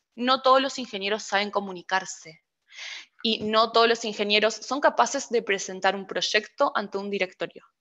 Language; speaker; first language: Spanish; native; Spanish